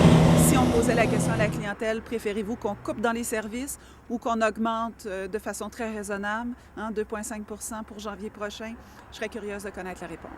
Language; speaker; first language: French; native; French